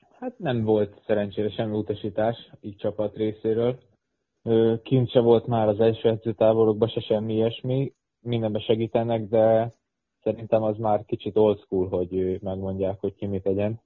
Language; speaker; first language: Hungarian; native; Hungarian